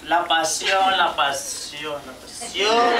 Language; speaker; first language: French; non-native, learner; Portuguese